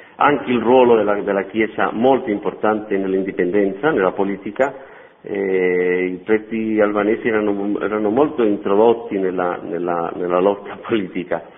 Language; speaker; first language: Italian; non-native, fluent; Spanish